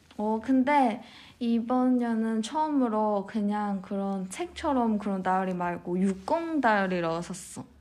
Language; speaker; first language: Korean; non-native, fluent; Cantonese